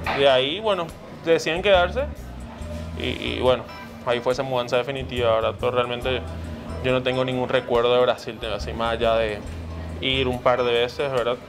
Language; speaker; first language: Spanish; early bilingual, other home language; Portuguese